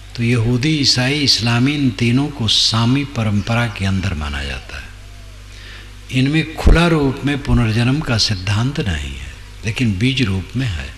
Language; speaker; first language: Hindi; non-native, local second language; Awadhi